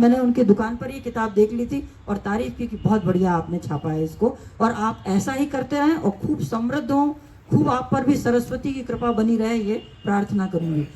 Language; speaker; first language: Hindi; native; Hindi